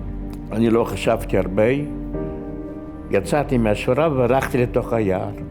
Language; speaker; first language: Hebrew; non-native, fluent; Yiddish